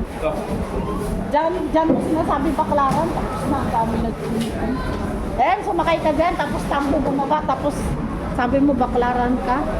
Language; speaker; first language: Filipino; non-native, local second language; Cebuano